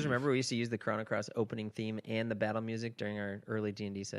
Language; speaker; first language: English; native; English